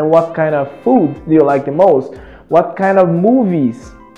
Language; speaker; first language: English; non-native, fluent; Portuguese